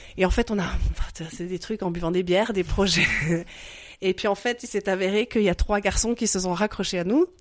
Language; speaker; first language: French; native; French